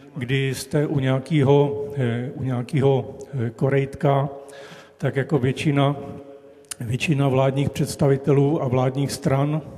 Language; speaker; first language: Czech; native; Czech